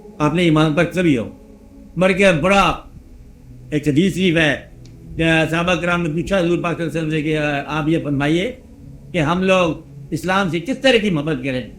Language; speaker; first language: Urdu; non-native, local second language; Punjabi